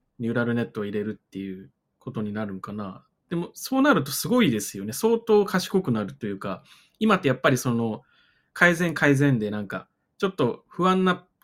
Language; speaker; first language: Japanese; native; Japanese